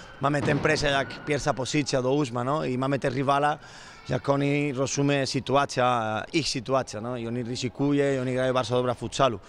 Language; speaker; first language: Polish; non-native, learner; Spanish